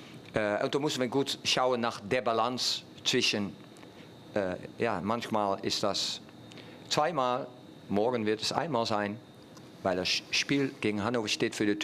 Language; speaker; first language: German; non-native, fluent; Dutch